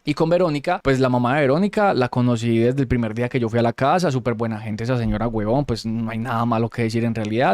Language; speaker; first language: Spanish; native; Spanish